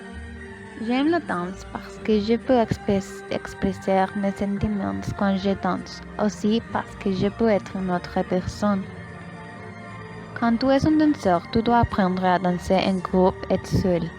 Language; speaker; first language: French; non-native, learner; Spanish